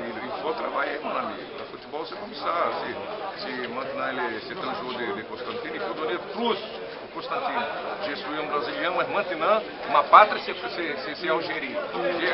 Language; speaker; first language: French; non-native, learner; Portuguese